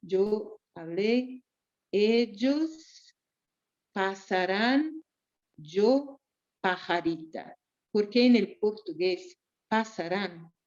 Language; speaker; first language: Spanish; non-native, fluent; Portuguese